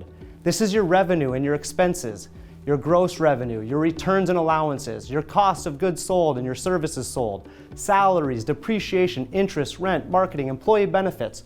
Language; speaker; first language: English; native; English